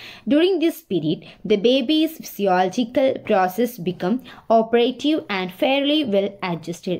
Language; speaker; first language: English; non-native, local second language; Malayalam